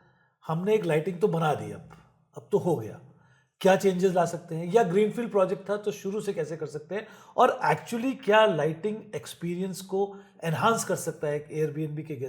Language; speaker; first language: Hindi; native; Hindi